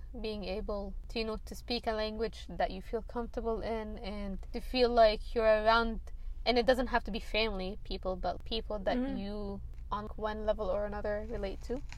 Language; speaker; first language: English; early bilingual, other home language; Arabic